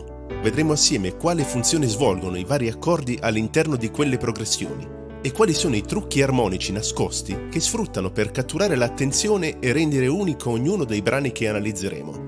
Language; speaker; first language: Italian; native; Italian